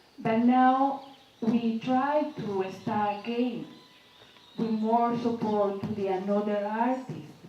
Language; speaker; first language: English; non-native, learner; Spanish